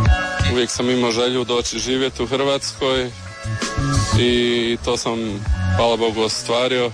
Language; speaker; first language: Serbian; early bilingual, heritage; Croatian